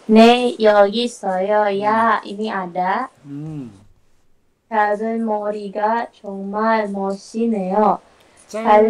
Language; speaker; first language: Korean; non-native, learner; Indonesian